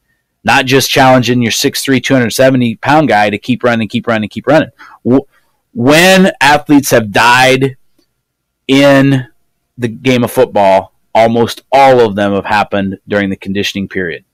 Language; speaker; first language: English; native; English